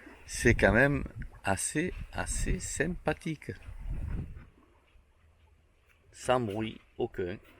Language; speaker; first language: French; native; French